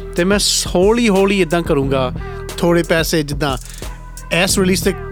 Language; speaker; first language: Punjabi; early bilingual, heritage; Punjabi